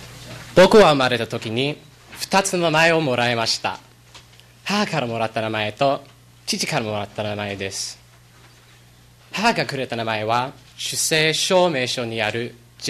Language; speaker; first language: Japanese; non-native, learner; English